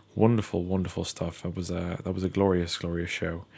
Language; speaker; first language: English; native; English